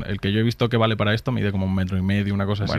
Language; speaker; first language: Spanish; native; Spanish